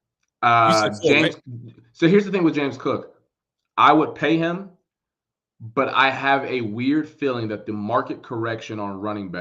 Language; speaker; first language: English; native; English